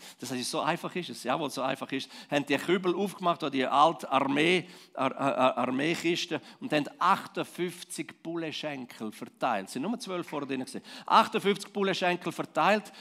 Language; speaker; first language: German; non-native, local second language; Romansh